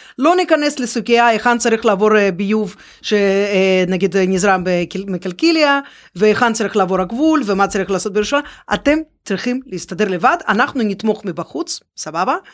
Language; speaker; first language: Hebrew; non-native, fluent; Russian